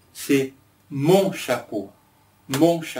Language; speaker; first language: French; native; French